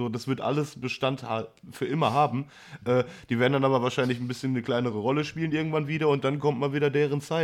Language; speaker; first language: German; native; German